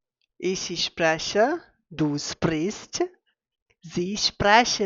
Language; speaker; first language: German; non-native, fluent; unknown